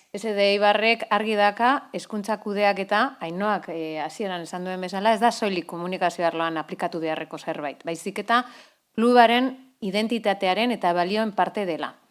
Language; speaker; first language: Basque; non-native, local second language; Spanish